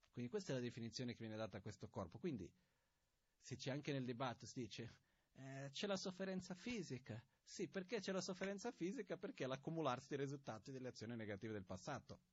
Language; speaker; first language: Italian; non-native, fluent; Portuguese